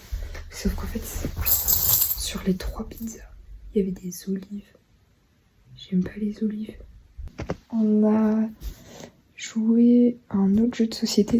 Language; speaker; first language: French; native; French